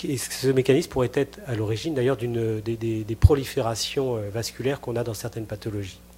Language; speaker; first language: French; native; French